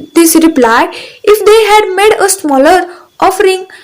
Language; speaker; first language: English; non-native, local second language; Marathi